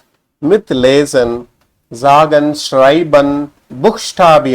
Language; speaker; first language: German; non-native, fluent; Tamil